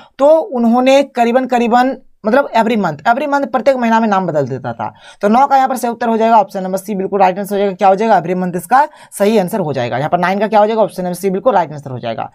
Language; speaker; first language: Hindi; native; Hindi